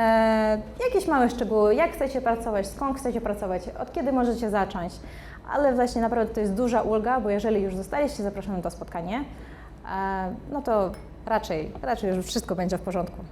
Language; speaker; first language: Polish; non-native, fluent; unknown